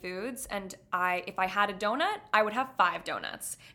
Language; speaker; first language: English; native; English